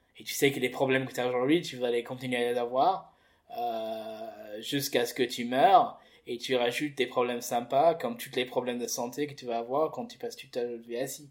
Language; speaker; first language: French; early bilingual, heritage; French